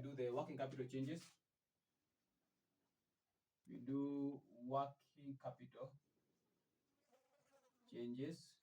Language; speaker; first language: English; non-native, local second language; Swahili